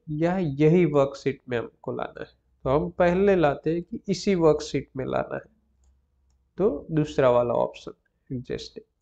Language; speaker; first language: Hindi; non-native, local second language; Gujarati